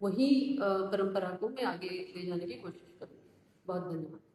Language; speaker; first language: Hindi; non-native, local second language; Marathi